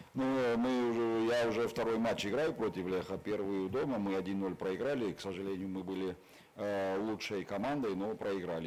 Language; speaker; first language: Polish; non-native, learner; Russian